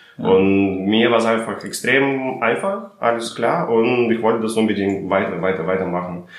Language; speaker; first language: German; non-native, fluent; Russian